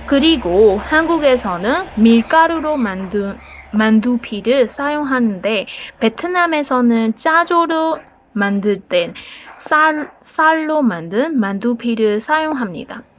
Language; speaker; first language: Korean; non-native, learner; Burmese